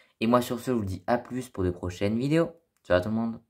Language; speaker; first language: French; native; French